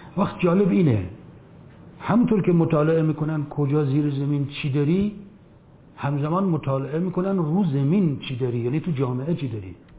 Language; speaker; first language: Persian; native; Persian